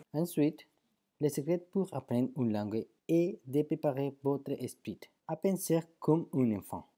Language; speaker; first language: French; non-native, fluent; Spanish